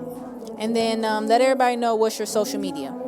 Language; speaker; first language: English; native; English